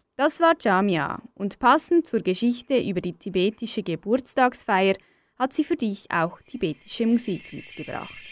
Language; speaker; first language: German; native; German